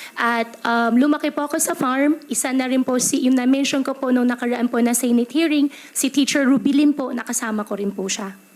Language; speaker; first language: Filipino; native; Filipino